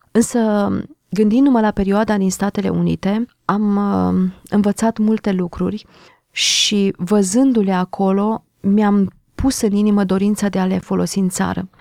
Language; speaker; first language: Romanian; native; Romanian